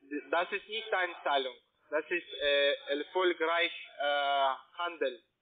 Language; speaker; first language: German; non-native, learner; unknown